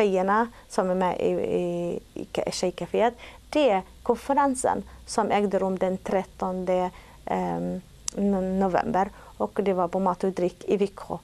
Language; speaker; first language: Swedish; non-native, fluent; Arabic